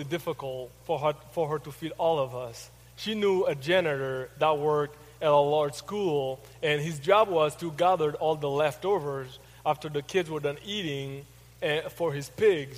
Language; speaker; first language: English; non-native, fluent; Haitian Creole